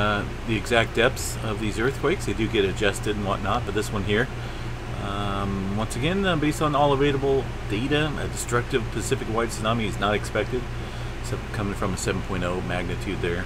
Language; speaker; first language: English; native; English